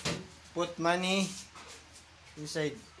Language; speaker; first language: English; non-native, learner; Filipino